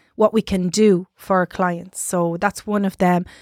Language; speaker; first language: English; non-native, fluent; Italian